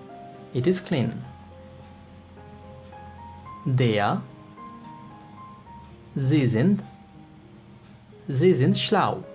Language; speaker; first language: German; non-native, fluent; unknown